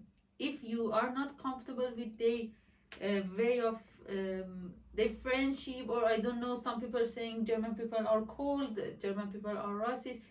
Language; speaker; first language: English; non-native, learner; Persian